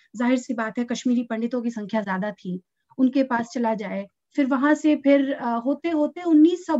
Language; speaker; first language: Hindi; native; Hindi